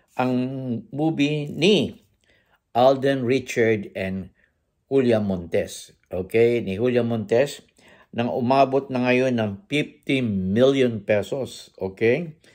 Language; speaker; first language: Filipino; native; Filipino